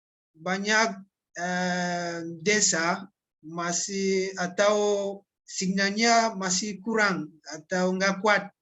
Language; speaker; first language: Indonesian; non-native, learner; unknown